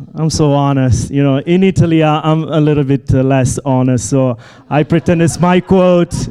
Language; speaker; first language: English; non-native, fluent; Italian